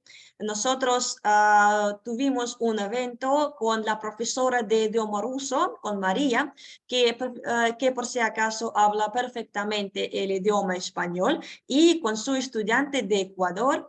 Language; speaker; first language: Spanish; non-native, fluent; Russian